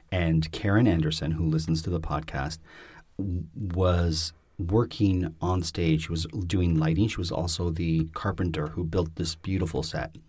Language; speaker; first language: English; native; English